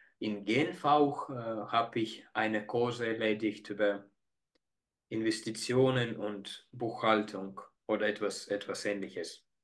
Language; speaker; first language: German; non-native, fluent; Estonian